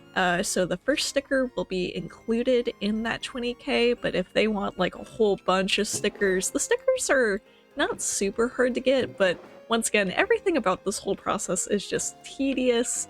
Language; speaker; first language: English; native; English